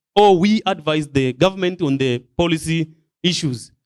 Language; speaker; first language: English; non-native, local second language; Swahili